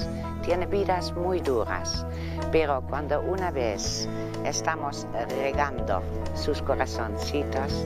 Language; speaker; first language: Spanish; non-native, fluent; Dutch